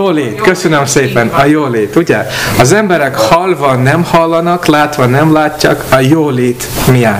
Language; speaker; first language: Hungarian; non-native, fluent; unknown